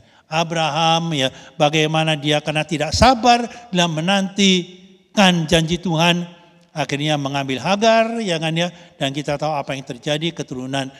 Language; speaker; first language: Indonesian; native; Indonesian